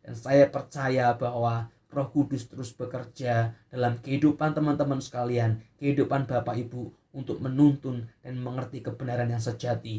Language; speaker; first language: Indonesian; native; Indonesian